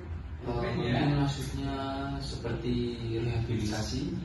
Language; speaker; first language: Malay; non-native, fluent; Indonesian